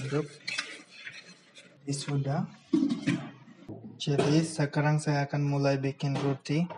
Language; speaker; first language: Indonesian; non-native, fluent; Bangla